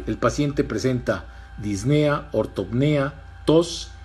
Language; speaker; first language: Spanish; native; Spanish